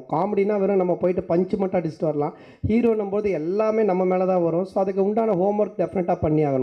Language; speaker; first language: Tamil; native; Tamil